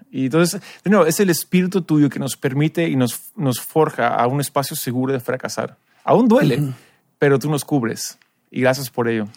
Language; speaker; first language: Spanish; early bilingual, other home language; English